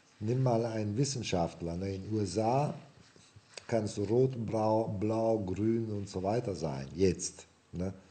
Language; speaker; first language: German; non-native, fluent; Italian